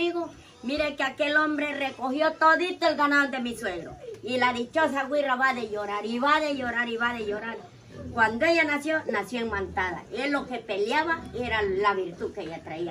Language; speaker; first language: Spanish; native; Spanish